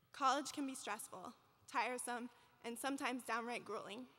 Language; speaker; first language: English; native; English